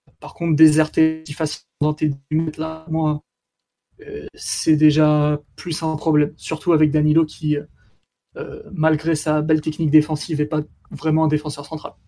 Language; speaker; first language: French; native; French